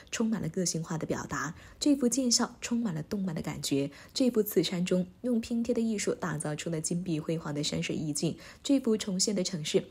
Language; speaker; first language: Chinese; native; Chinese